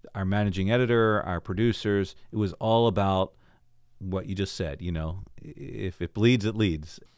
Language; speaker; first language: English; native; English